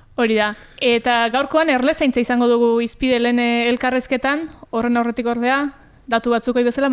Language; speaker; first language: Basque; native; Basque